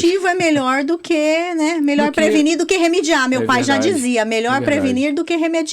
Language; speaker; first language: Portuguese; native; Portuguese